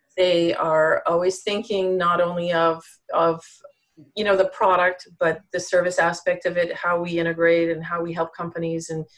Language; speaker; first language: English; native; English